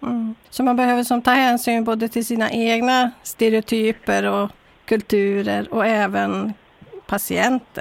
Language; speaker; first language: Swedish; native; Swedish